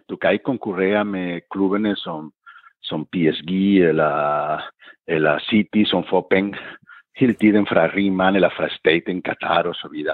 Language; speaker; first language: Danish; non-native, fluent; Catalan